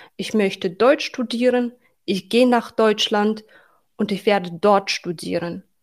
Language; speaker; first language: German; non-native, fluent; Russian